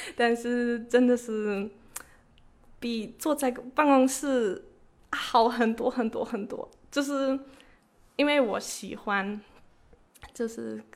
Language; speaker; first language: Chinese; non-native, fluent; German